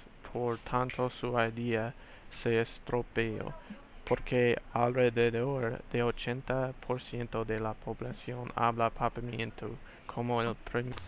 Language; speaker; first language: Spanish; non-native, learner; English